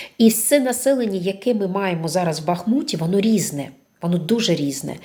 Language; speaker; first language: Ukrainian; non-native, local second language; Russian